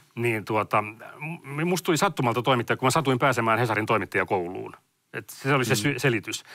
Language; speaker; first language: Finnish; native; Finnish